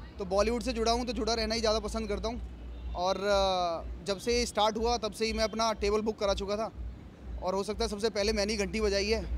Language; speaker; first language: Hindi; native; Hindi